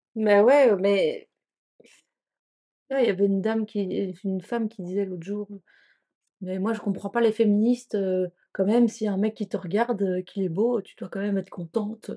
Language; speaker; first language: French; non-native, fluent; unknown